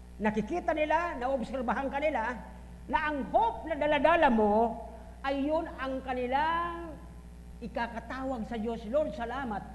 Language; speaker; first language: Filipino; non-native, local second language; Bikol